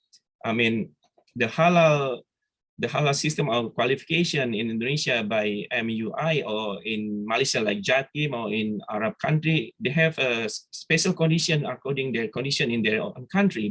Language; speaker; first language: English; non-native, fluent; Indonesian